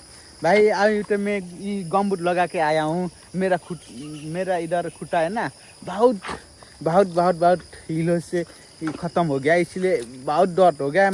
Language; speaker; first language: Hindi; non-native, learner; Nepali